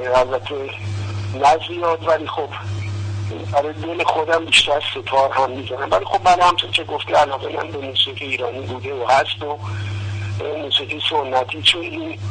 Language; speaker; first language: Persian; native; Persian